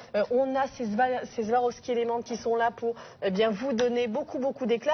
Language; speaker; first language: French; native; French